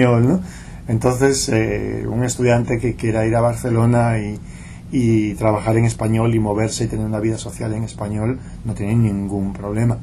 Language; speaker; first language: Spanish; non-native, local second language; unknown